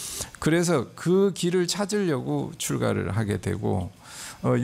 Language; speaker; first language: Korean; native; Korean